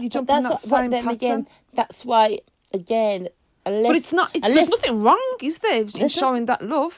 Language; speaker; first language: English; native; English